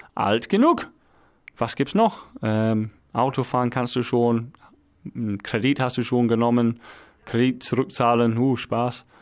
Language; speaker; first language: German; non-native, fluent; English